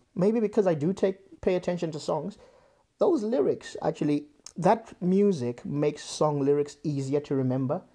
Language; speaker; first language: English; non-native, local second language; Shona